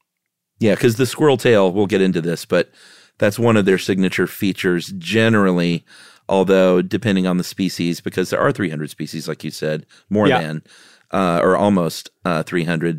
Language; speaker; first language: English; native; English